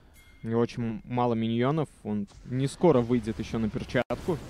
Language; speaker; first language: Russian; native; Russian